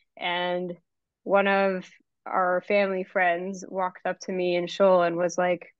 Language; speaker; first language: English; native; English